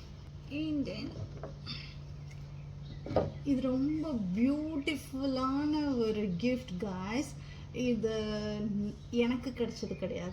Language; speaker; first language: Tamil; non-native, local second language; Malayalam